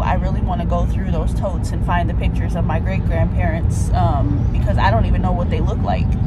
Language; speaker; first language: English; native; English